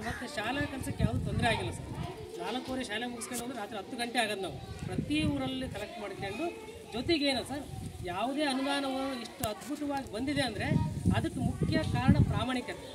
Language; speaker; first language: Kannada; native; Kannada